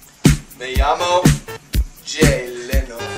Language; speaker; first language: Spanish; non-native, learner; English